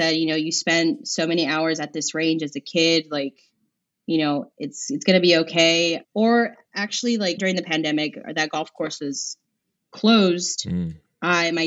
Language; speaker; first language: English; native; English